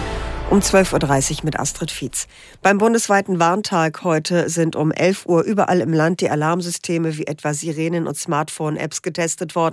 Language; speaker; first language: German; native; German